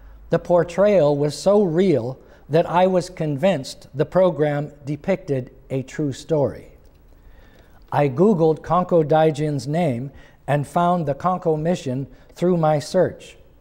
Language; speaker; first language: English; native; English